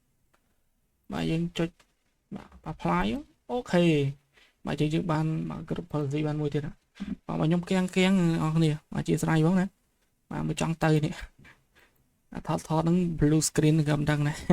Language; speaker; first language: Khmer; native; Khmer